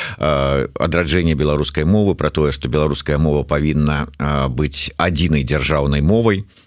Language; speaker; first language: Belarusian; non-native, local second language; Russian